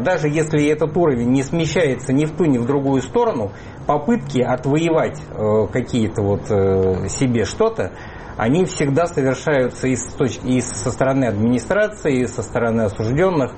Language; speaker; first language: Russian; native; Russian